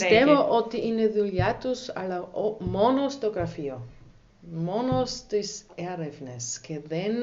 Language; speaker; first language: Greek; non-native, learner; German